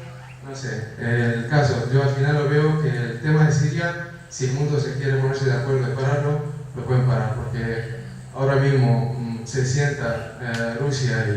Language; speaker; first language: Spanish; non-native, fluent; Kurdish